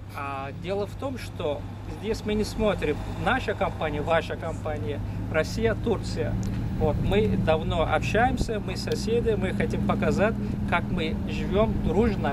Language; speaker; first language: Russian; non-native, fluent; Turkish